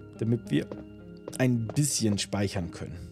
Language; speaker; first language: German; native; German